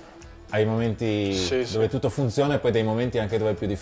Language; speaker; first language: Italian; native; Italian